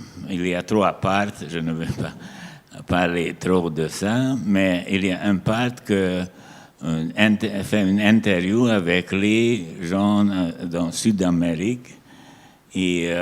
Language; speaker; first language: French; non-native, learner; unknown